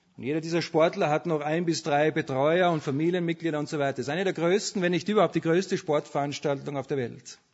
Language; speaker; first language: German; native; German